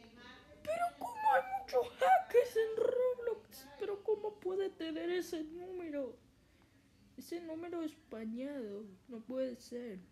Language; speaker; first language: Spanish; early bilingual, other home language; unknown